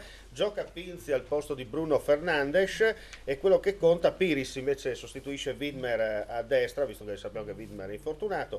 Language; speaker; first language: Italian; native; Italian